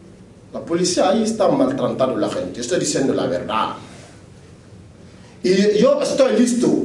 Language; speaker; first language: Spanish; non-native, learner; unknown